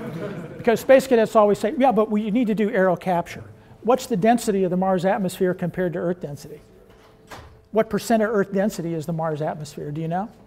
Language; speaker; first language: English; native; English